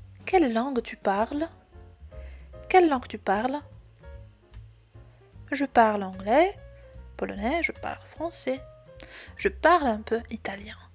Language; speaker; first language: French; non-native, fluent; Polish